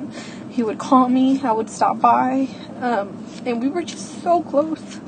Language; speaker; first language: English; native; English